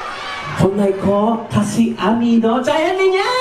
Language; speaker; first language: Vietnamese; non-native, learner; Japanese